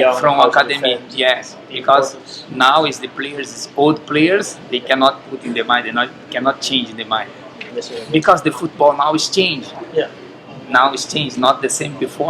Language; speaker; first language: English; non-native, learner; Portuguese